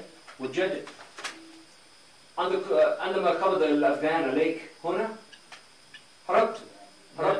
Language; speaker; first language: Arabic; non-native, learner; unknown